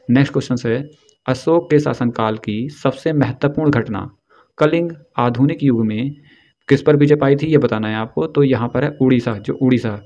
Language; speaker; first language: Hindi; native; Hindi